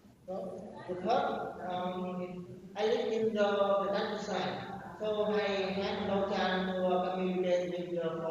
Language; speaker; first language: English; non-native, learner; Vietnamese